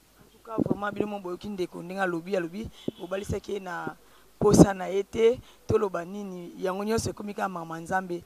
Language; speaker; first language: Lingala; native; Lingala